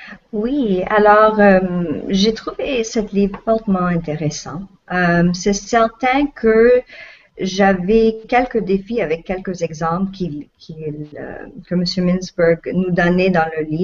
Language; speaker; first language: French; non-native, local second language; English